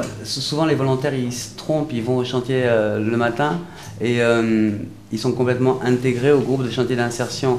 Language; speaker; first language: French; native; French